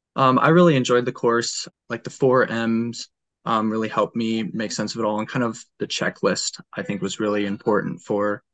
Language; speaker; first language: English; native; English